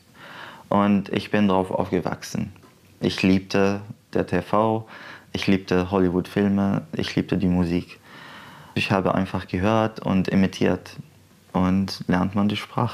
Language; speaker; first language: German; non-native, fluent; Arabic